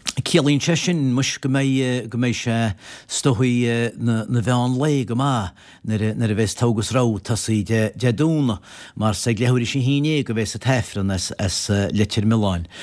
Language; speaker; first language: Irish; native; Irish